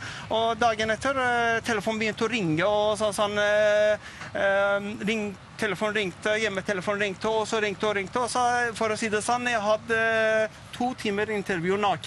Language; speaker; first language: Norwegian; non-native, fluent; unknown